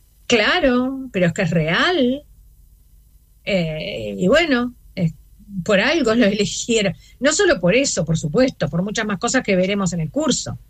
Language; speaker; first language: Spanish; native; Spanish